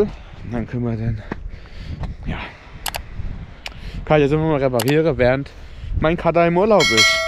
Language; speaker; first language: German; native; German